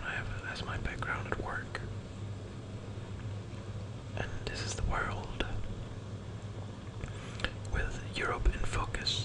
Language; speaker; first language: English; non-native, fluent; Danish